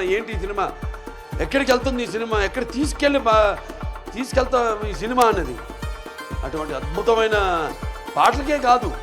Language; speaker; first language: Telugu; native; Telugu